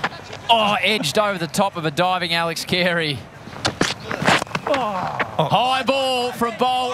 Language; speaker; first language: English; native; English